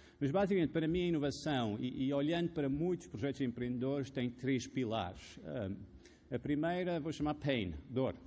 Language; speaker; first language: Portuguese; non-native, fluent; Arabic